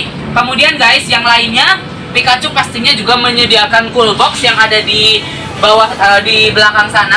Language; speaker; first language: Indonesian; native; Indonesian